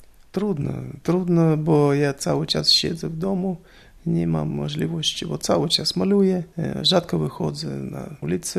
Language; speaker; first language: Polish; non-native, learner; Russian